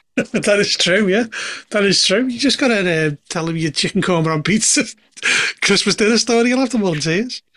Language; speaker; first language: English; native; English